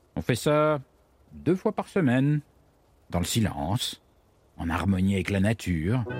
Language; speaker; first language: French; native; French